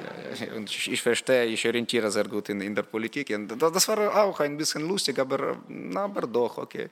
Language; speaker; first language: German; non-native, fluent; Ukrainian